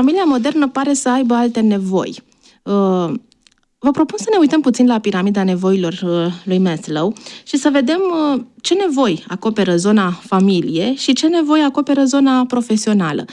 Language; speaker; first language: Romanian; native; Romanian